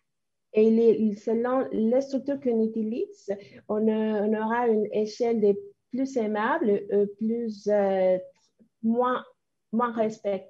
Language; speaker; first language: French; non-native, fluent; Spanish